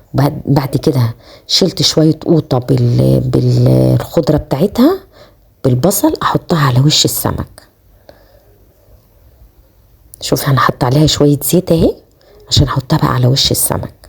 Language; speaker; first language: Arabic; native; Arabic